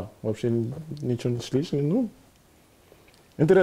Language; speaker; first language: Russian; non-native, learner; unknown